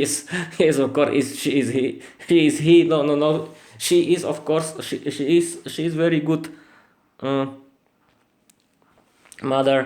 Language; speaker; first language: English; non-native, learner; Slovak